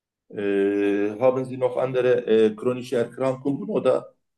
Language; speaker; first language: German; non-native, learner; Turkish